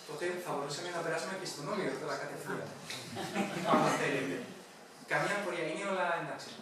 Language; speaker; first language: Greek; non-native, fluent; Spanish